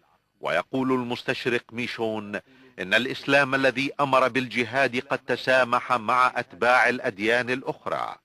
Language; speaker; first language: Arabic; native; Arabic